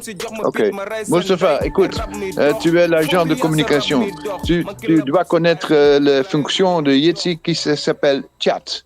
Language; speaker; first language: French; non-native, fluent; Dutch